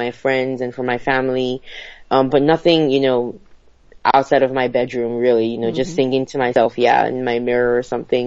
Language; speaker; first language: English; non-native, local second language; Igbo